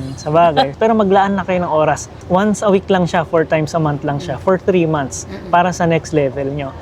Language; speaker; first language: Filipino; native; Filipino